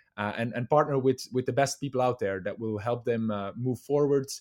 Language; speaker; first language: English; non-native, fluent; Dutch